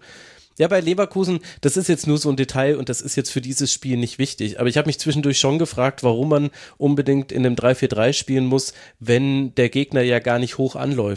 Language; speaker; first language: German; native; German